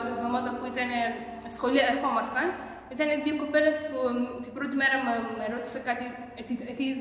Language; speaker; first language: Greek; early bilingual, other home language; Persian